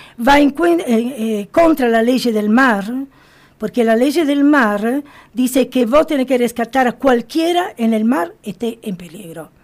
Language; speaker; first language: Spanish; non-native, fluent; Italian